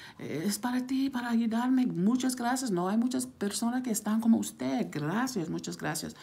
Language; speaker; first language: Spanish; non-native, fluent; English